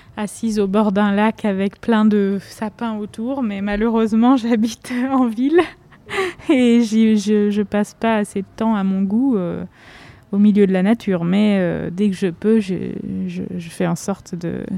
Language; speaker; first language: French; native; French